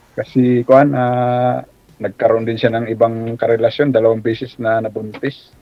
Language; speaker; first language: Filipino; non-native, local second language; Cebuano